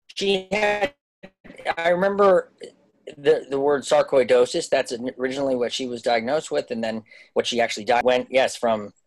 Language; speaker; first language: English; native; English